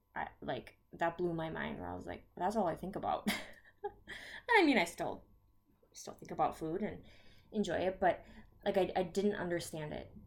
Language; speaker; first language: English; native; English